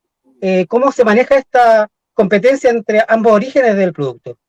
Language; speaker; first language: Spanish; native; Spanish